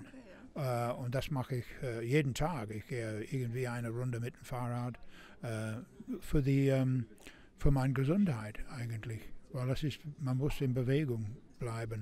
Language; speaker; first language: German; non-native, fluent; English